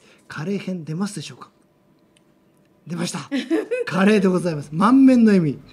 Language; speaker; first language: Japanese; native; Japanese